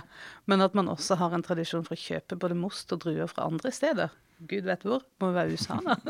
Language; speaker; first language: Norwegian; native; Norwegian